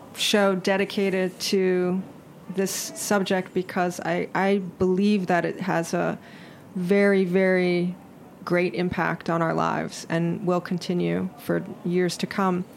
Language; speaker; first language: English; native; English